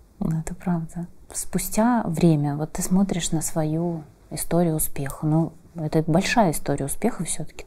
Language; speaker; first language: Russian; native; Russian